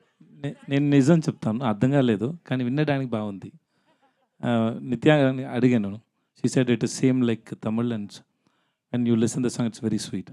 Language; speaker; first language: Telugu; non-native, learner; Tamil